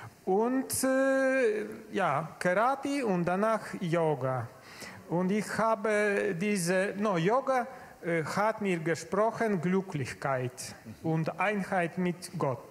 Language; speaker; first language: German; non-native, learner; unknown